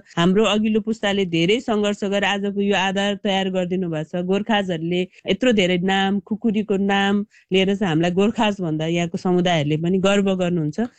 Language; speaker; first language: Nepali; native; Nepali